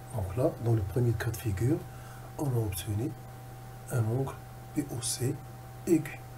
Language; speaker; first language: French; non-native, local second language; Arabic